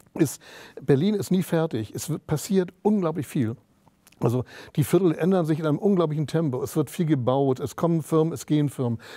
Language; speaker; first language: German; native; German